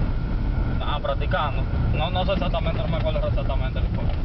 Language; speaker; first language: Spanish; native; Spanish